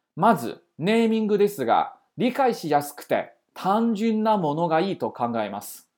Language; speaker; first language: Japanese; non-native, fluent; Chinese